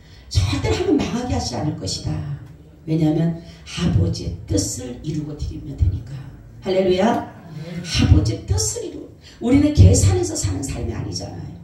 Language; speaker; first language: Korean; native; Korean